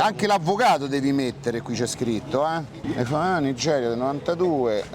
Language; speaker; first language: Italian; native; Italian